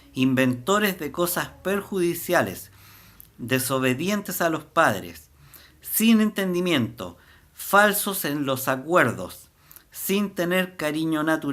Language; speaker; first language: Spanish; native; Spanish